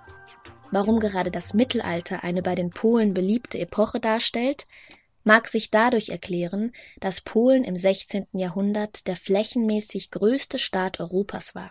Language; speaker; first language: German; native; German